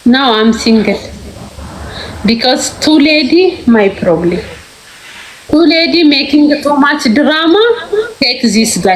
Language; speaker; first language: English; non-native, learner; Amharic